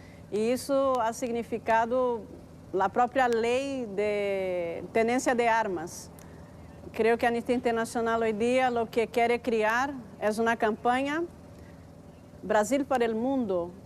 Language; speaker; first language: Spanish; non-native, fluent; Portuguese